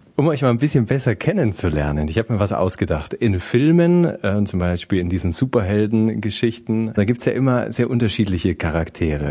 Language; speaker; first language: German; native; German